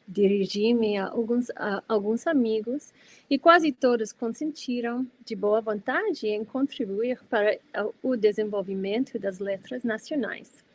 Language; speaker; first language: Portuguese; non-native, fluent; English